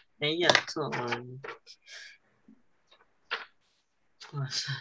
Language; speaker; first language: Chinese; early bilingual, heritage; Chinese